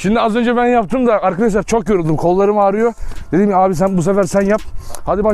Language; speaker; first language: Turkish; native; Turkish